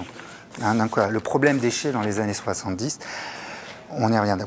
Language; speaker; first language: French; native; French